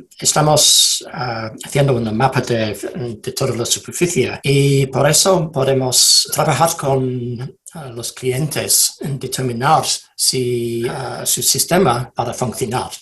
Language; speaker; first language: Spanish; non-native, fluent; English